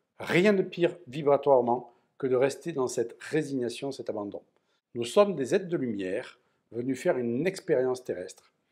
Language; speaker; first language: French; native; French